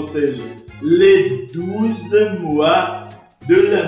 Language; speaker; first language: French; non-native, fluent; Portuguese